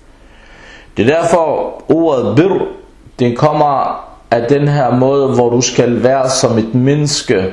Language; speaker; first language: Danish; early bilingual, other home language; Arabic